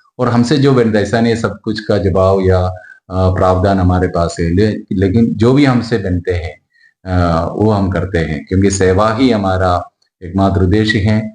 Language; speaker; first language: Hindi; non-native, local second language; Malayalam